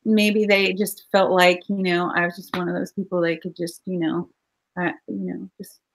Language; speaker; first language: English; native; English